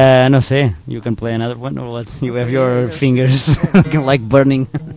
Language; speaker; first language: English; non-native, learner; Spanish